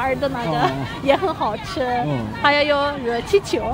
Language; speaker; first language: Chinese; non-native, learner; Turkish